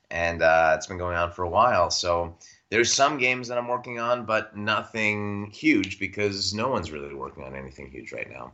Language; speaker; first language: English; native; English